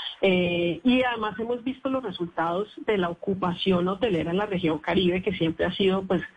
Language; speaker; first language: Spanish; native; Spanish